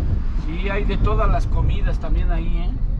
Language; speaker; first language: Spanish; native; Spanish